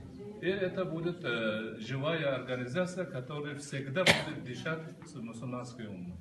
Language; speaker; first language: Russian; non-native, local second language; Uzbek